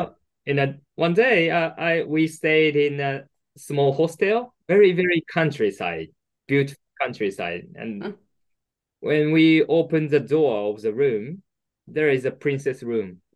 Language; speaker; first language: English; non-native, learner; Japanese